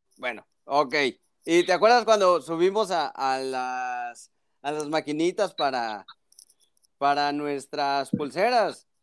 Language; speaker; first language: Spanish; native; Spanish